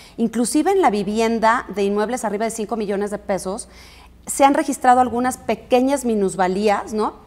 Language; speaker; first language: Spanish; native; Spanish